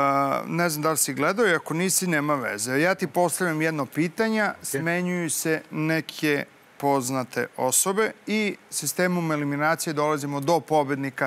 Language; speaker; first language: Serbian; native; Serbian